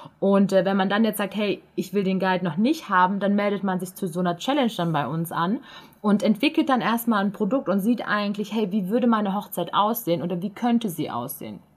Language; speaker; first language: German; native; German